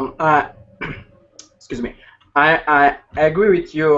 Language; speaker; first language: English; non-native, learner; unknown